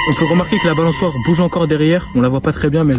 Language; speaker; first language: French; native; French